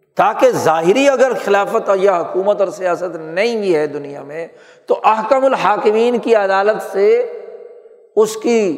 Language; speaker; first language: Urdu; native; Urdu